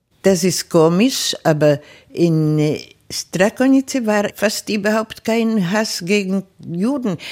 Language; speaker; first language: German; non-native, fluent; Czech